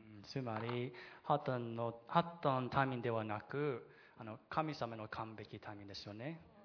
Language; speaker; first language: Japanese; non-native, learner; English